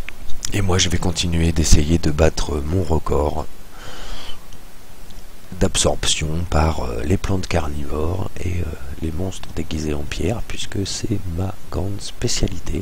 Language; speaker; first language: French; native; French